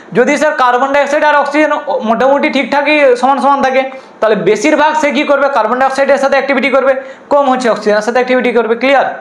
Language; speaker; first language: Bangla; non-native, local second language; Hindi